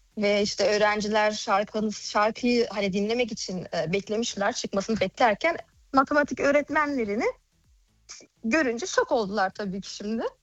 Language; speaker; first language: Turkish; early bilingual, heritage; Turkish